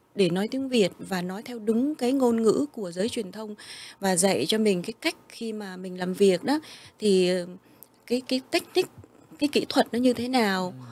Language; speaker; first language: Vietnamese; early bilingual, heritage; Vietnamese